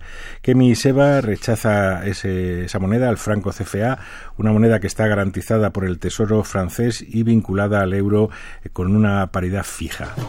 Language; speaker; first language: Spanish; native; Spanish